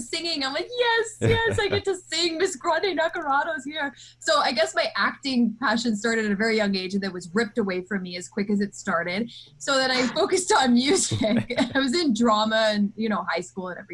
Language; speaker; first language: English; native; English